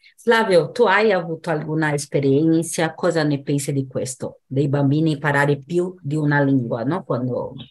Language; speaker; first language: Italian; non-native, fluent; Portuguese